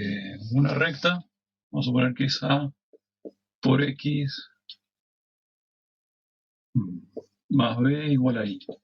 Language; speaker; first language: Spanish; native; Spanish